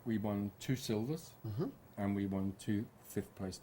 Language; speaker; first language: English; native; English